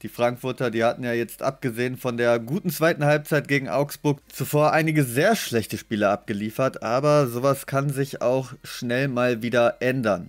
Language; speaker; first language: German; native; German